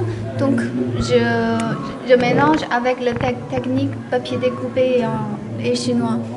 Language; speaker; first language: French; non-native, fluent; Chinese